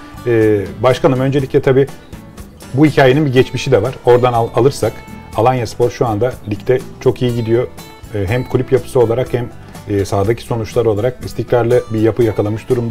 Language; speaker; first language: Turkish; native; Turkish